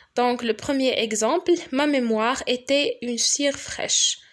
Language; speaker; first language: French; non-native, local second language; Arabic